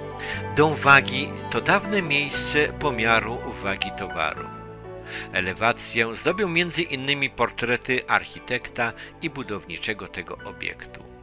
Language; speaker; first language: Polish; native; Polish